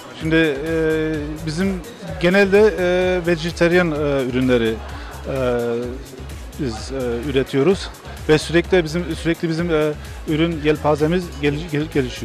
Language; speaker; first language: Turkish; early bilingual, other home language; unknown